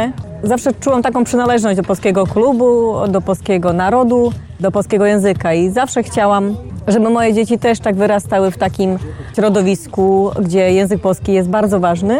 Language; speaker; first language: Polish; early bilingual, heritage; Polish